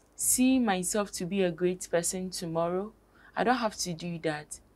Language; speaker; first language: English; non-native, local second language; Akan